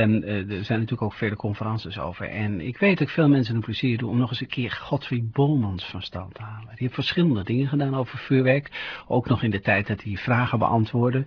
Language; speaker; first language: Dutch; native; Dutch